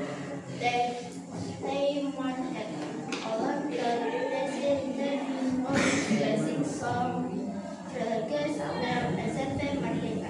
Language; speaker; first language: English; non-native, learner; Indonesian